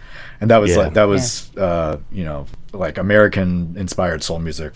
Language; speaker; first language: English; native; English